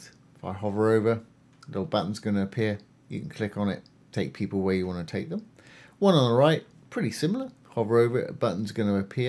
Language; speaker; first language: English; native; English